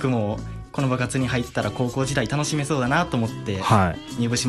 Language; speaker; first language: Japanese; native; Japanese